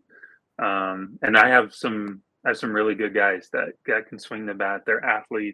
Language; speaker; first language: English; native; English